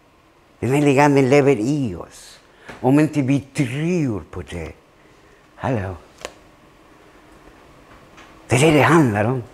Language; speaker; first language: Swedish; non-native, fluent; Spanish